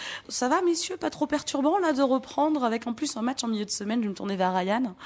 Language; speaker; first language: French; native; French